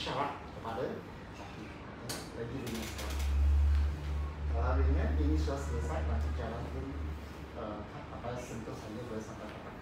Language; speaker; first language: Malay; non-native, local second language; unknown